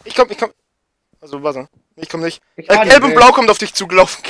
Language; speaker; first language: German; native; German